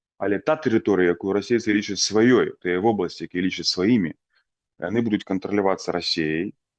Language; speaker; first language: Belarusian; native; Belarusian